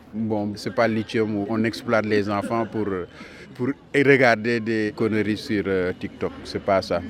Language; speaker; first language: French; non-native, local second language; Wolof